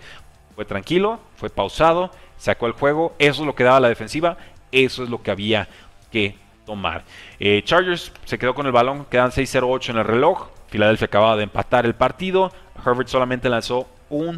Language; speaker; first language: Spanish; native; Spanish